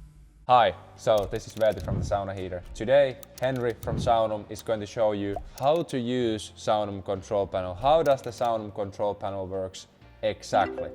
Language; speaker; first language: English; non-native, fluent; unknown